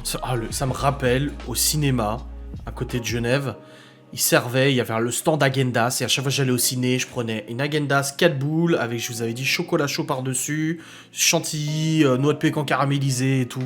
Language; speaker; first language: French; native; French